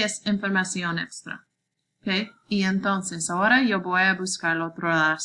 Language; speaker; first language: Spanish; non-native, learner; English